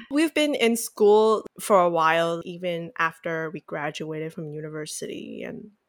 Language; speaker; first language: English; non-native, local second language; Cantonese